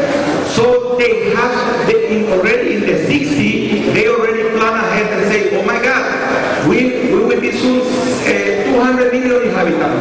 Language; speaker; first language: English; non-native, fluent; Spanish